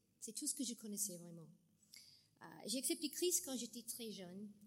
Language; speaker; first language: French; non-native, fluent; English